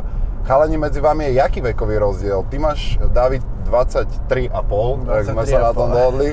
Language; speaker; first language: Slovak; native; Slovak